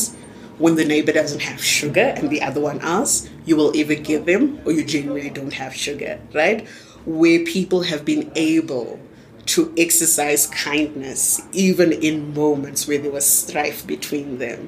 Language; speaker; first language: English; non-native, local second language; Tswana